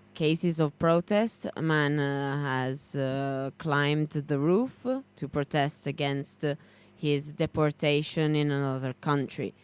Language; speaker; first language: English; non-native, fluent; Italian